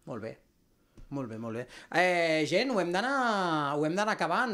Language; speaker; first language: Catalan; native; Catalan